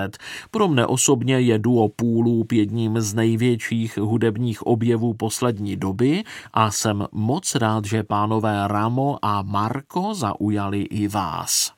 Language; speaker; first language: Czech; native; Czech